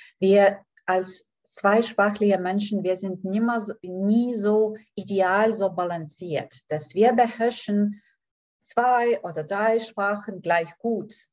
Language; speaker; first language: German; non-native, fluent; Lithuanian